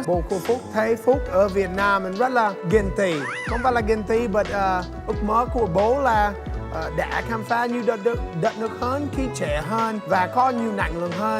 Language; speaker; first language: Vietnamese; non-native, learner; English